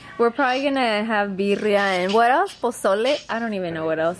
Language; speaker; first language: English; early bilingual, other home language; Spanish